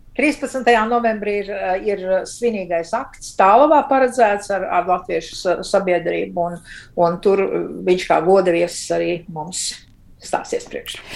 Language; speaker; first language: Latvian; early bilingual, heritage; Latvian